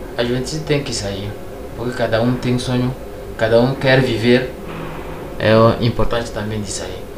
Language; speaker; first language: Portuguese; non-native, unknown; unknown